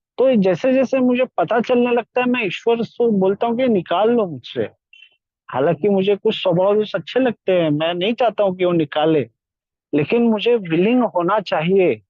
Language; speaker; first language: Hindi; non-native, local second language; Marathi